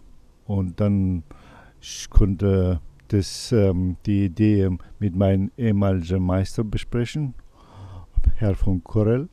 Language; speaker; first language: German; non-native, learner; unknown